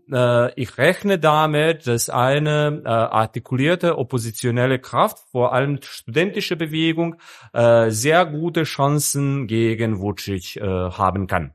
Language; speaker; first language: German; non-native, fluent; Serbian